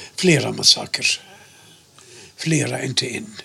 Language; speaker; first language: Swedish; non-native, fluent; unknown